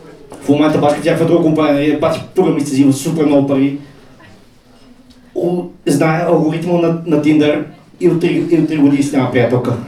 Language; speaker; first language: Bulgarian; native; Bulgarian